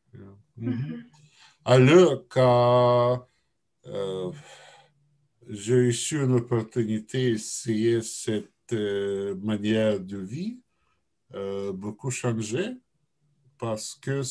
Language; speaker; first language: French; non-native, learner; Russian